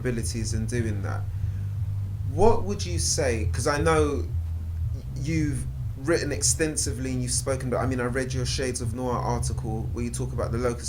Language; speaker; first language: English; native; English